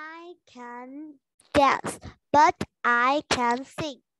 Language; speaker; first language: English; non-native, learner; Vietnamese